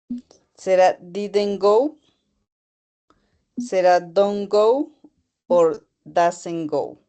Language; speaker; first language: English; non-native, learner; Spanish